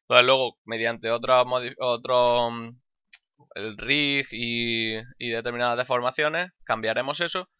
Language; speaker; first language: Spanish; native; Spanish